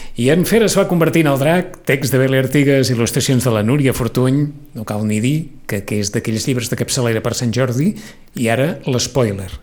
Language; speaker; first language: Catalan; native; Catalan